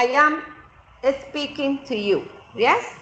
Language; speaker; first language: English; non-native, fluent; Spanish